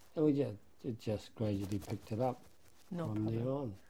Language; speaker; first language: English; native; English